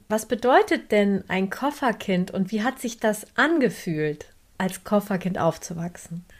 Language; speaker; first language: German; early bilingual, other home language; Turkish